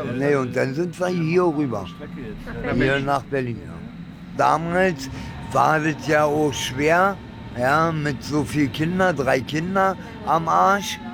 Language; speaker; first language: German; early bilingual, other home language; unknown